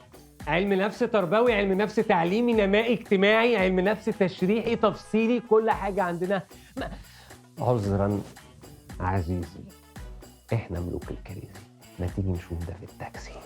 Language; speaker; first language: Arabic; native; Arabic